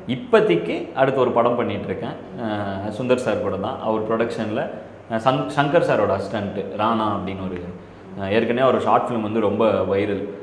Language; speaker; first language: Tamil; native; Tamil